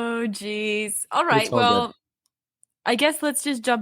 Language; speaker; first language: English; native; English